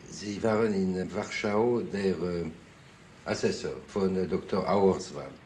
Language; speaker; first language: German; non-native, fluent; French